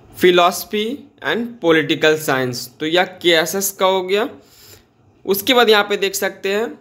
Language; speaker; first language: Hindi; native; Hindi